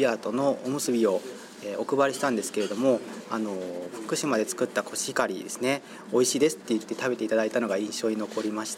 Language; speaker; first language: Japanese; native; Japanese